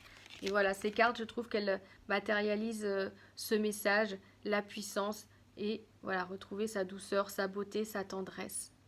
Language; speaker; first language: French; native; French